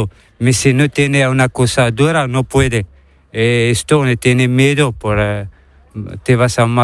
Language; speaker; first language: Spanish; non-native, learner; Arabic